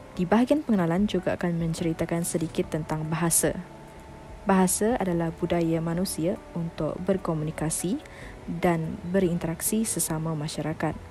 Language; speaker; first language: Malay; non-native, local second language; Iban